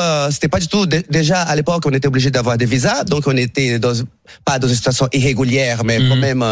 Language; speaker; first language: French; non-native, fluent; Portuguese